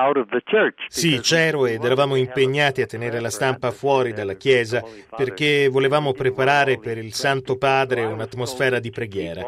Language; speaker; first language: Italian; non-native, fluent; English